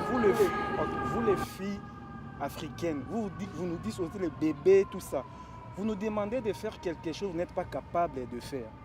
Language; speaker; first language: French; non-native, local second language; Lingala